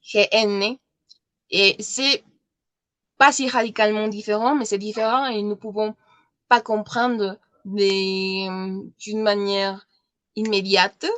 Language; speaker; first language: French; non-native, learner; Spanish